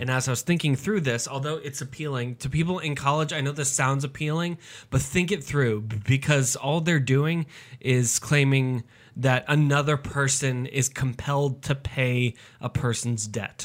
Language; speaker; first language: English; native; English